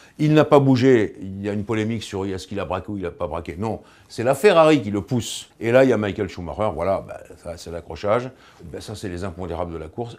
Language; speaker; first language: French; native; French